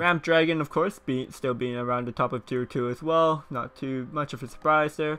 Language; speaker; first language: English; native; English